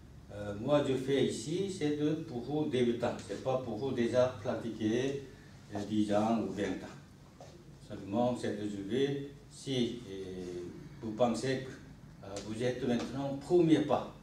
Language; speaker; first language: French; non-native, learner; Korean